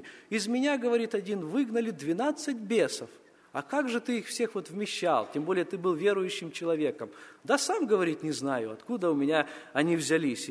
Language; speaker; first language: Russian; native; Russian